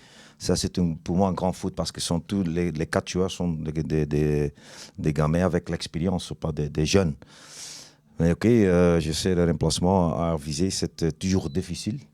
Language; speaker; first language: French; non-native, learner; Dutch